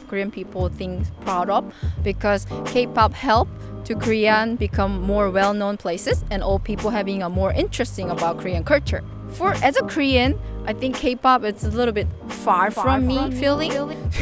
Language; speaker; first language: English; non-native, learner; Korean